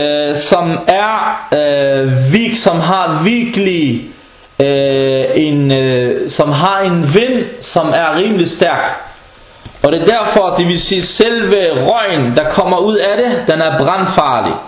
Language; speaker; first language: Danish; non-native, fluent; Arabic